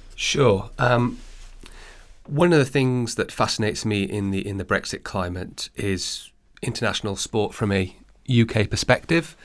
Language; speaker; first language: English; native; English